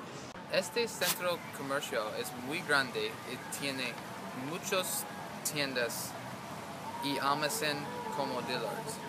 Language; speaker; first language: Spanish; non-native, learner; English